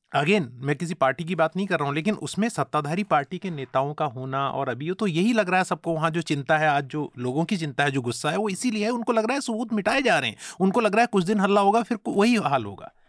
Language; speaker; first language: Hindi; native; Hindi